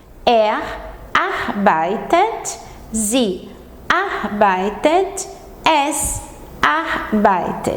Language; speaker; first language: German; non-native, fluent; Portuguese